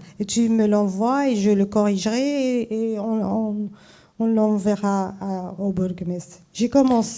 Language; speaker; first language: French; non-native, fluent; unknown